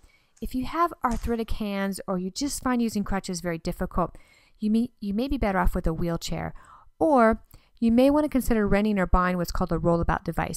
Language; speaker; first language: English; native; English